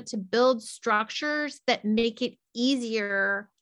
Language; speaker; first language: English; native; English